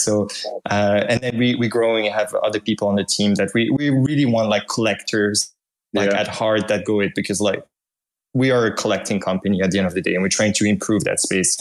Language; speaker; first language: English; non-native, fluent; French